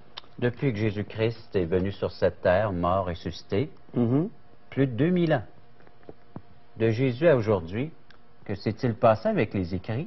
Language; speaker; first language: French; native; French